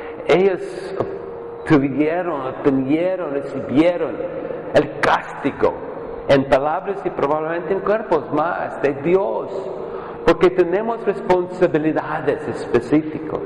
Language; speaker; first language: Spanish; non-native, fluent; English